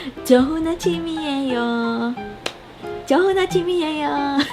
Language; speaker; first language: Korean; non-native, learner; Filipino